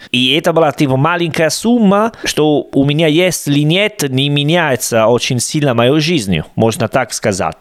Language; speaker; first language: Russian; non-native, learner; Italian